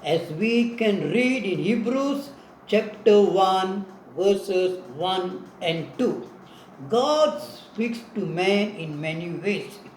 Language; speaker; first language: English; non-native, local second language; Tamil